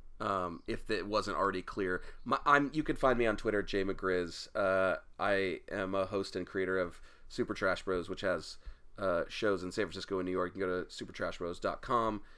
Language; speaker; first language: English; native; English